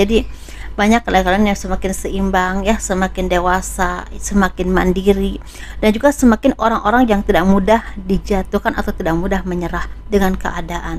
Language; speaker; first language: Indonesian; native; Indonesian